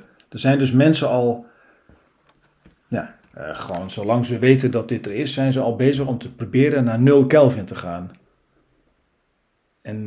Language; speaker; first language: Dutch; native; Dutch